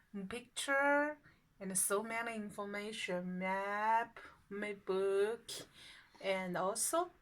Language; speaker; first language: English; non-native, learner; Chinese